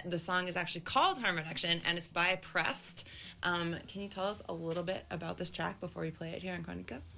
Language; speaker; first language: English; native; English